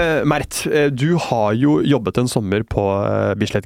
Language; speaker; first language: Norwegian; native; Norwegian